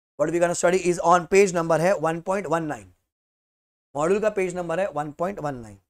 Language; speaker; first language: Hindi; native; Hindi